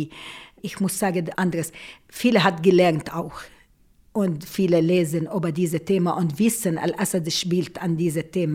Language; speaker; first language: German; non-native, local second language; Arabic